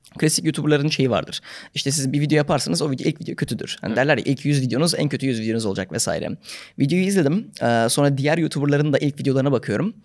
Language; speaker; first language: Turkish; native; Turkish